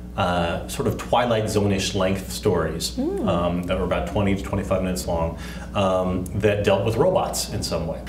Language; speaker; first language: English; native; English